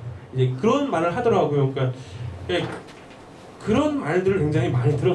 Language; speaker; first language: Korean; native; Korean